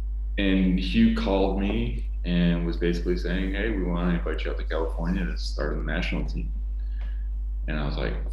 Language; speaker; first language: English; native; English